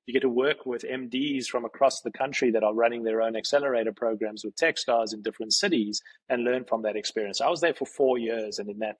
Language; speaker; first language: English; native; English